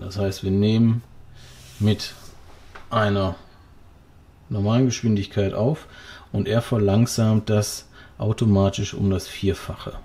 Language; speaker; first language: German; native; German